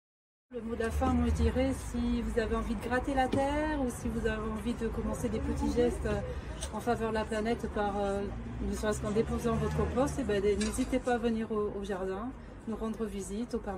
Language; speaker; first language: French; native; French